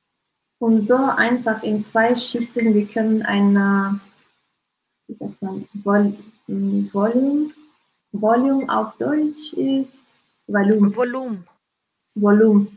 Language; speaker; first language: German; non-native, learner; Russian